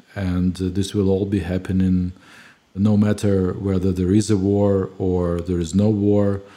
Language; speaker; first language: English; non-native, fluent; Ukrainian